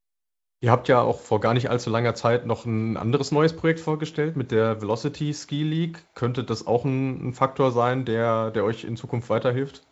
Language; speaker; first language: German; native; German